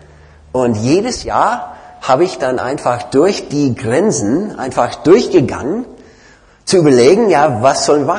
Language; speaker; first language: German; non-native, fluent; English